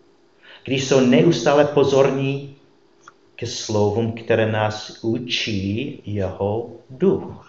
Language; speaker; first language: Czech; non-native, fluent; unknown